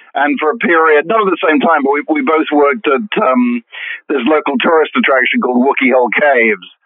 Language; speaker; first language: English; native; English